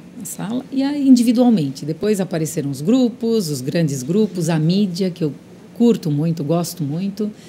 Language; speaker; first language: Portuguese; early bilingual, other home language; Spanish